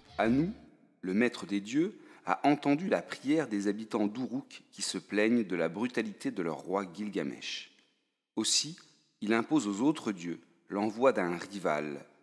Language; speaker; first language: French; native; French